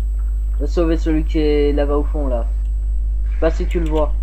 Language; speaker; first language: French; native; French